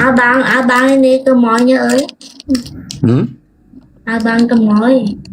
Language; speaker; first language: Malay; non-native, learner; Vietnamese